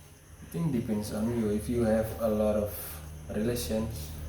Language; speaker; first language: English; non-native, learner; Indonesian